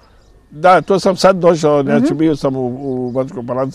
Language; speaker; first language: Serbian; non-native, fluent; Arabic